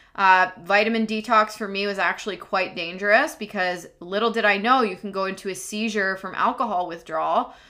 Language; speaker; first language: English; native; English